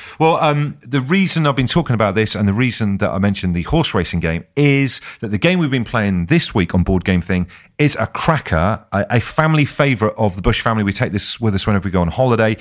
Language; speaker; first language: English; native; English